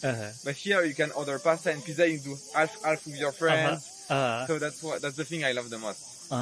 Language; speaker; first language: English; non-native, fluent; French